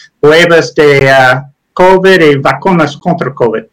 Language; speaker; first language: Spanish; non-native, learner; English